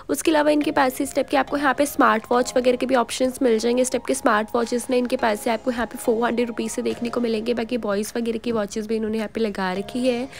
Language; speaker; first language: Hindi; native; Hindi